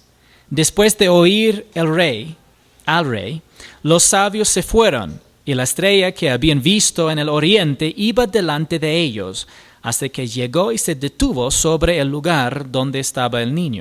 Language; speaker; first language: Spanish; non-native, fluent; English